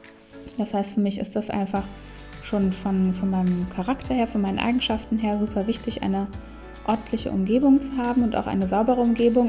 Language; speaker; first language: German; native; German